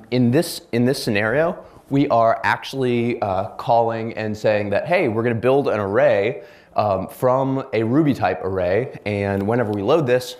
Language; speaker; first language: English; native; English